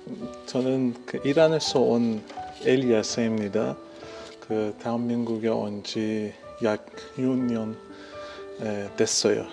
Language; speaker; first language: Korean; non-native, learner; Persian